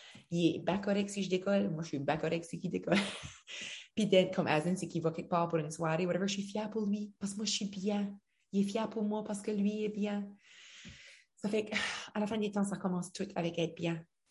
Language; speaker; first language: French; native; French